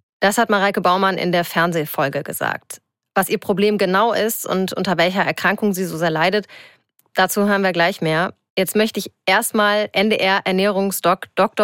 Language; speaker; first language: German; native; German